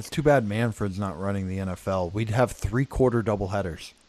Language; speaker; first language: English; native; English